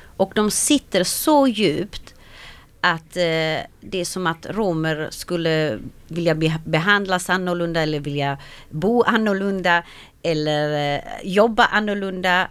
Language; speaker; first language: Swedish; early bilingual, other home language; Romany